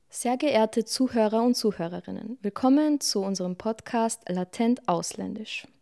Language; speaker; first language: German; early bilingual, other home language; Bosnian